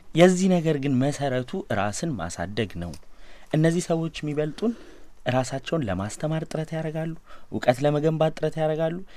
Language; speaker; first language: Amharic; native; Amharic